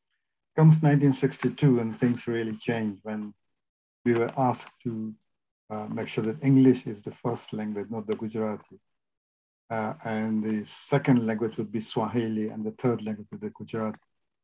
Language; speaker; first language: English; non-native, local second language; Gujarati